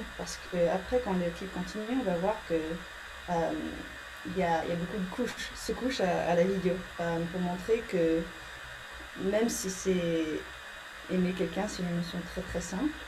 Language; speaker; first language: French; early bilingual, heritage; English